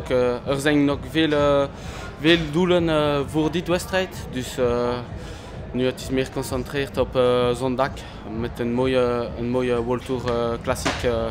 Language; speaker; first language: Dutch; non-native, local second language; French